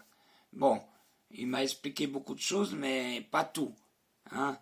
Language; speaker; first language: French; non-native, fluent; Spanish